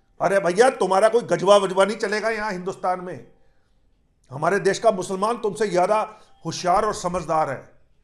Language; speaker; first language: Hindi; native; Hindi